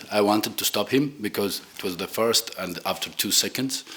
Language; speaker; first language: English; non-native, fluent; Latvian